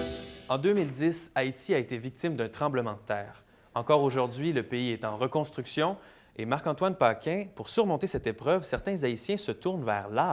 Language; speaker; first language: French; native; French